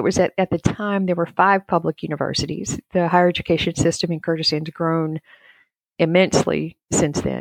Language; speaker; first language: English; native; English